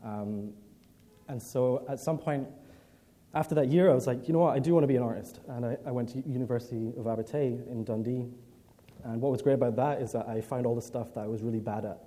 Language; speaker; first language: English; native; English